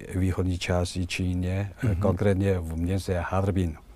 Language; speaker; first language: Czech; non-native, fluent; Chinese